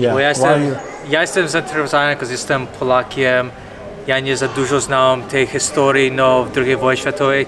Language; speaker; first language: Polish; early bilingual, other home language; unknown